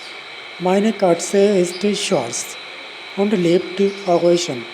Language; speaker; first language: German; non-native, learner; Urdu